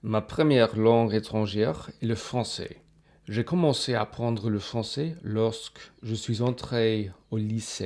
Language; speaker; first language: French; non-native, fluent; English